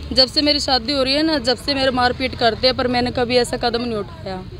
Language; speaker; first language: Hindi; native; Hindi